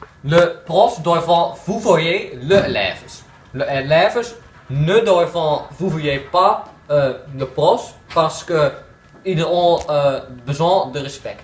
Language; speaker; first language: French; non-native, learner; Dutch